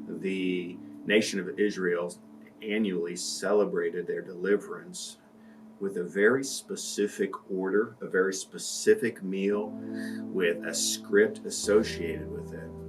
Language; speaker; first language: English; native; English